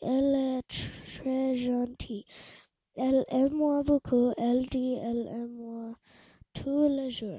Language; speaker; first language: French; non-native, learner; English